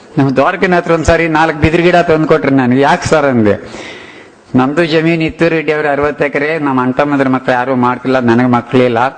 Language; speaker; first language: Kannada; non-native, local second language; Telugu